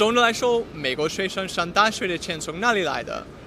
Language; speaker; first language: Chinese; non-native, fluent; English